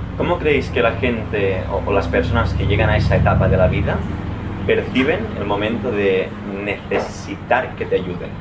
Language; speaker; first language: Spanish; non-native, local second language; Catalan